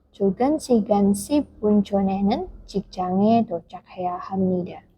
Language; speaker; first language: Korean; non-native, fluent; Indonesian